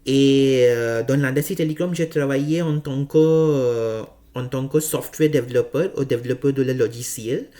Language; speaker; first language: French; non-native, learner; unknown